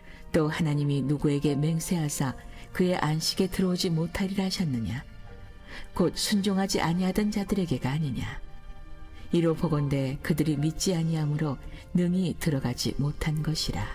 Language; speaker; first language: Korean; native; Korean